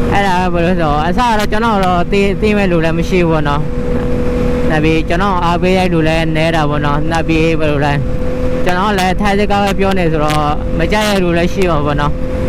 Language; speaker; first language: Burmese; non-native, learner; Thai